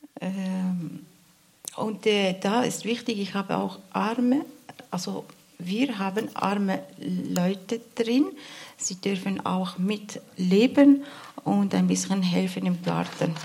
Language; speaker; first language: German; non-native, learner; Arabic